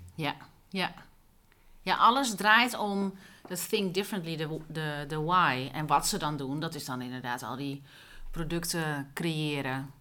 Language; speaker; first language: Dutch; native; Dutch